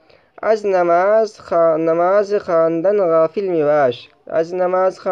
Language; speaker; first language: Persian; non-native, fluent; Urdu